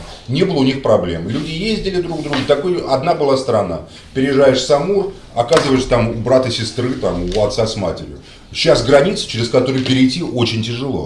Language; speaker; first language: Russian; native; Russian